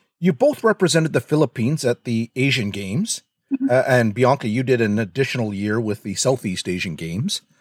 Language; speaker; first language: English; native; English